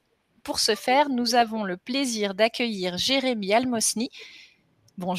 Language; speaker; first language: French; native; French